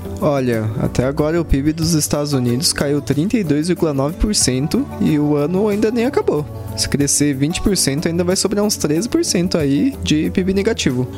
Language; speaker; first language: Portuguese; native; Portuguese